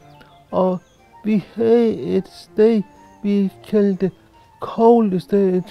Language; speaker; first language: Danish; native; Danish